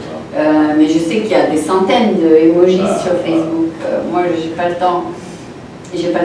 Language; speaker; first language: French; non-native, fluent; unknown